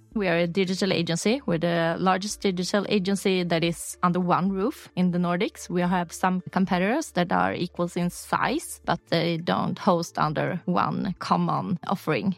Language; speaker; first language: English; non-native, fluent; Swedish